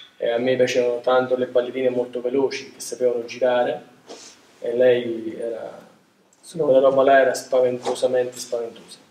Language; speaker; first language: Italian; native; Italian